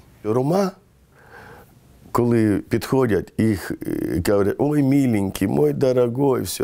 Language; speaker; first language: Ukrainian; non-native, local second language; Romany